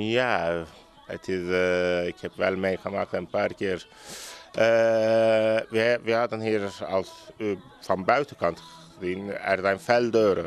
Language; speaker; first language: Dutch; non-native, learner; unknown